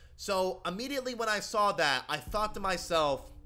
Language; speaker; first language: English; native; English